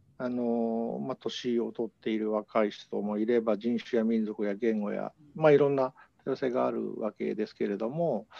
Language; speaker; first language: Japanese; native; Japanese